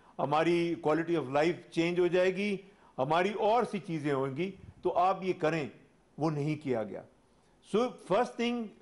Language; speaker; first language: Urdu; non-native, local second language; Pashto